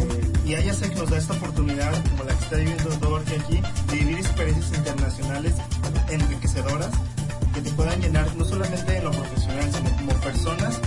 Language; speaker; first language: Spanish; native; Spanish